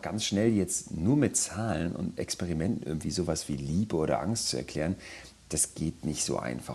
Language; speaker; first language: German; native; German